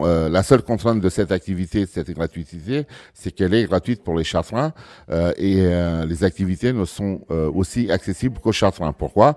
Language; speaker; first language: French; early bilingual, other home language; Portuguese